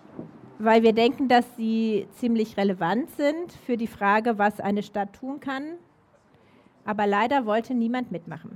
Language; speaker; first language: German; native; German